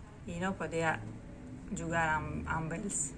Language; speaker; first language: Catalan; non-native, learner; Russian